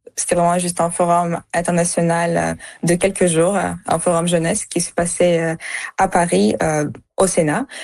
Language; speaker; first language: French; early bilingual, other home language; Russian